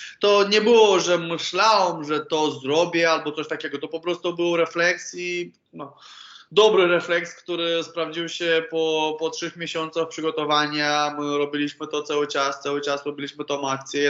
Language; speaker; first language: Polish; non-native, learner; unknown